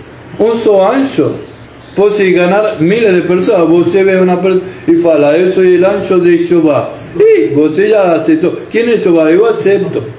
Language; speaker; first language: Portuguese; non-native, fluent; Spanish